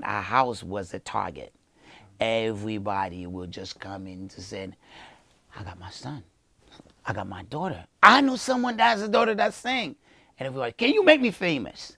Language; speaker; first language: English; early bilingual, other home language; Haitian Creole